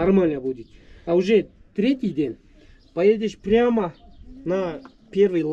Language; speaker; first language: Russian; non-native, local second language; Kyrgyz